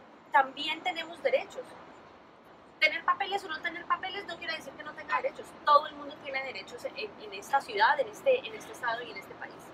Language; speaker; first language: Spanish; early bilingual, heritage; Spanish